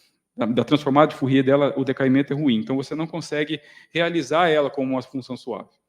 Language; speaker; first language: Portuguese; native; Portuguese